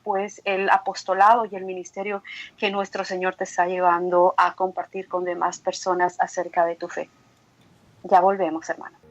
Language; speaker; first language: Spanish; native; Spanish